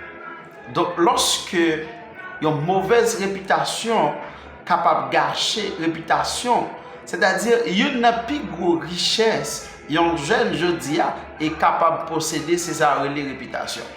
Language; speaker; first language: French; non-native, learner; Haitian Creole